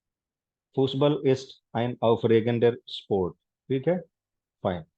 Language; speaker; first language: German; non-native, fluent; Hindi